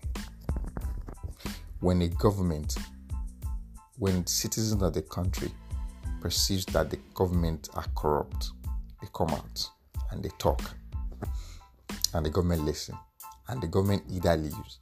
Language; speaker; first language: English; non-native, local second language; Yoruba